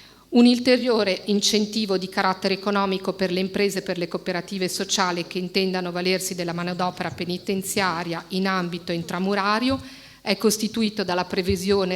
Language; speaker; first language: Italian; native; Italian